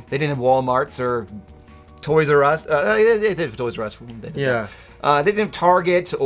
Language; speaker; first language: English; native; English